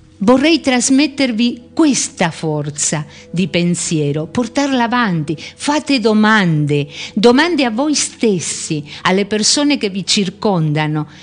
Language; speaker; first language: Italian; early bilingual, heritage; Spanish